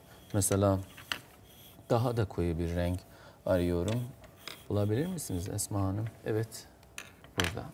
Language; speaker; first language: Turkish; non-native, fluent; Azerbaijani